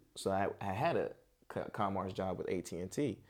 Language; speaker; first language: English; native; English